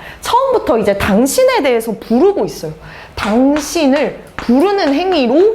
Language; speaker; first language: Korean; native; Korean